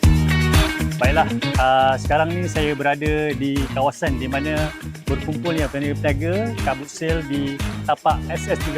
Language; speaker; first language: Malay; native; Malay